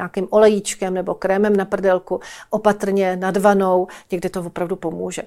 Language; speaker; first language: Czech; native; Czech